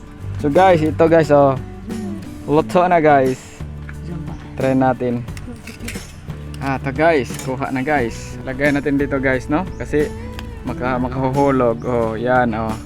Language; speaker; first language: Filipino; non-native, local second language; Cebuano